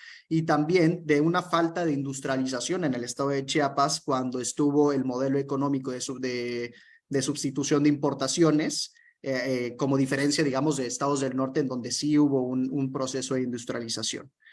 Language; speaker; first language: Spanish; native; Spanish